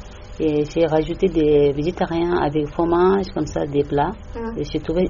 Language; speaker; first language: French; non-native, learner; Tibetan